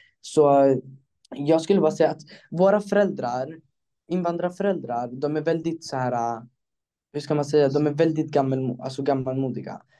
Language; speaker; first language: Swedish; early bilingual, other home language; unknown